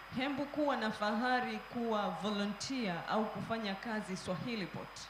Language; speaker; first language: Swahili; native; Swahili